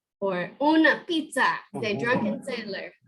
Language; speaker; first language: Spanish; non-native, fluent; English